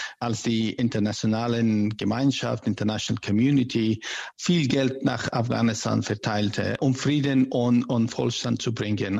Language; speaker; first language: German; non-native, learner; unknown